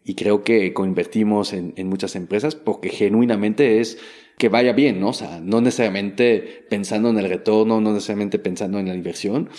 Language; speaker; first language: Spanish; non-native, fluent; French